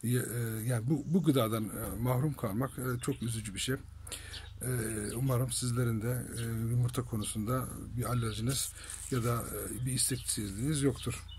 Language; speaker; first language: Turkish; native; Turkish